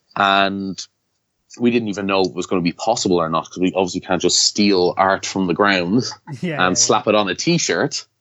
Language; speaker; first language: English; native; English